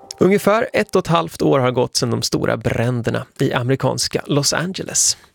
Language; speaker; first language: Swedish; native; Swedish